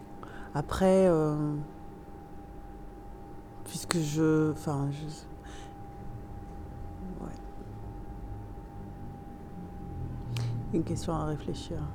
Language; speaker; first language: French; non-native, local second language; Arabic